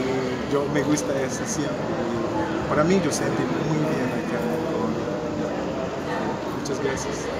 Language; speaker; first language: Spanish; non-native, learner; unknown